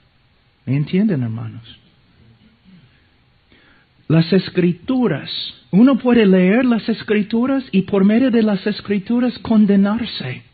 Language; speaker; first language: Spanish; non-native, fluent; English